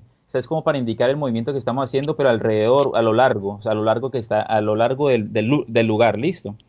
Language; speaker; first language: Spanish; native; Spanish